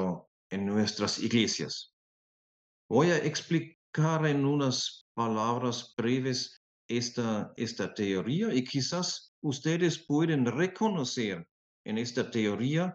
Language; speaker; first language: Spanish; non-native, fluent; German